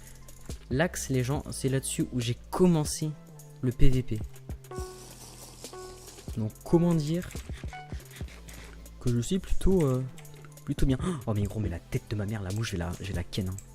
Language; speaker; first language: French; native; French